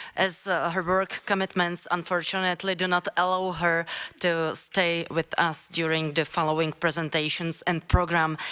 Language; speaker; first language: English; non-native, fluent; Czech